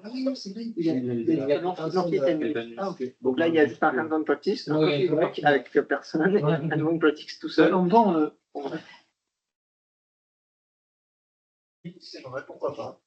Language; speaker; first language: French; native; French